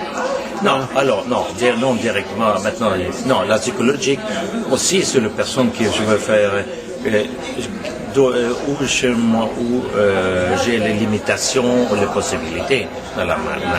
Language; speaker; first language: French; non-native, learner; Norwegian